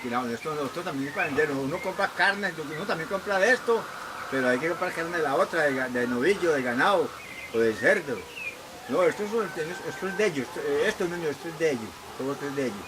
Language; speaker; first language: Spanish; native; Spanish